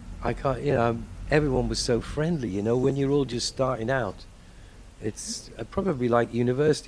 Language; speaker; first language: English; native; English